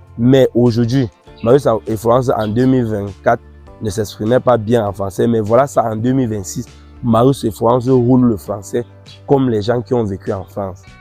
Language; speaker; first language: French; non-native, local second language; Ghomala